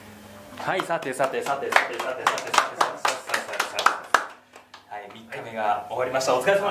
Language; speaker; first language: Japanese; native; Japanese